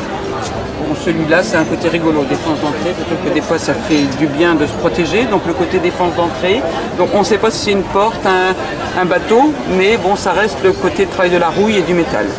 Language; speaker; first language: French; native; French